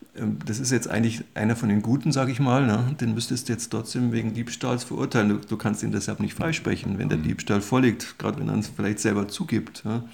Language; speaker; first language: German; native; German